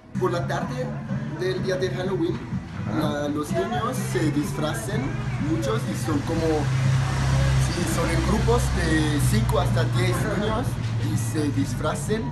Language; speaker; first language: Spanish; non-native, learner; German